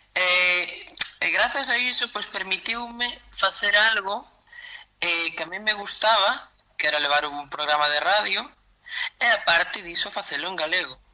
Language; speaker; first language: Galician; non-native, fluent; Kabuverdianu